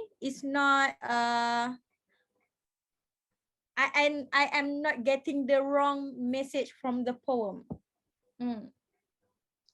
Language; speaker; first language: English; non-native, fluent; Malay